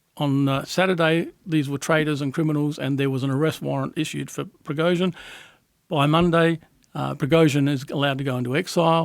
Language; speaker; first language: English; native; English